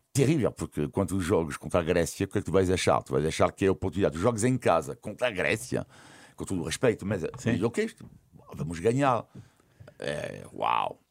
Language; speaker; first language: Portuguese; non-native, fluent; French